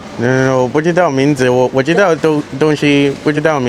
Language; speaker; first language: Chinese; non-native, learner; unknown